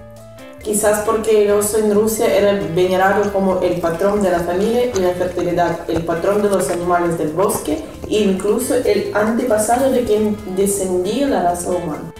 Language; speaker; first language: Spanish; non-native, learner; Russian